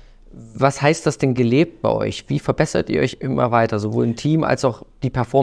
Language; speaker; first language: German; native; German